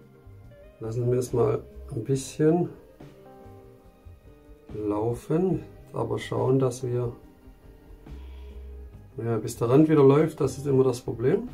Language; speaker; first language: German; native; German